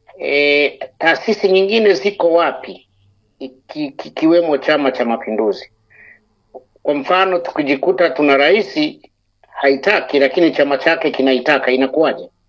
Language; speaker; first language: Swahili; non-native, local second language; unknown